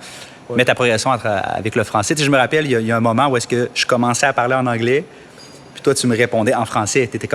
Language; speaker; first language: French; native; French